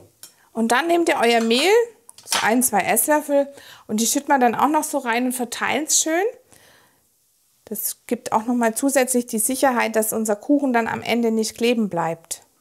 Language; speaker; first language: German; native; German